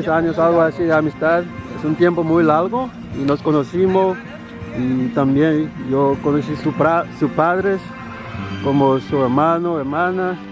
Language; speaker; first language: Spanish; non-native, learner; Haitian Creole